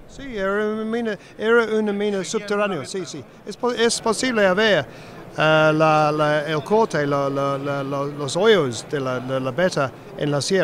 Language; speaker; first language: Spanish; non-native, fluent; English